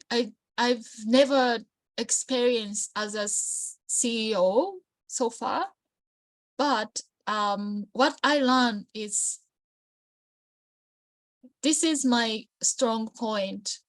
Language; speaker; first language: English; non-native, learner; Japanese